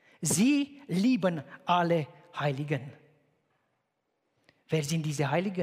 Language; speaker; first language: German; non-native, fluent; Romanian